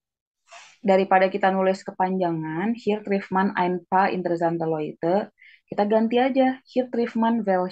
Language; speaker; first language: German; non-native, fluent; Indonesian